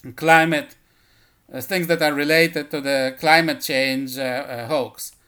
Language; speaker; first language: English; early bilingual, other home language; Russian